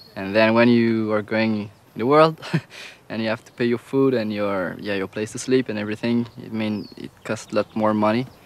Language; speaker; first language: English; non-native, fluent; French